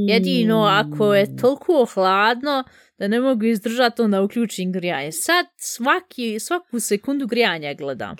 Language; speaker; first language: Bosnian; early bilingual, heritage; Bosnian